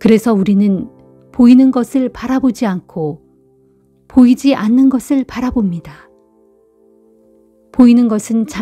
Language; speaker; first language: Korean; native; Korean